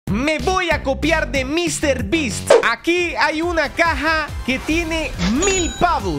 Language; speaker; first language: Spanish; native; Spanish